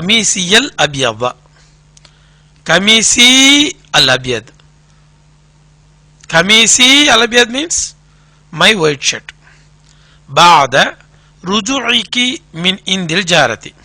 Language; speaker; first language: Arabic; non-native, fluent; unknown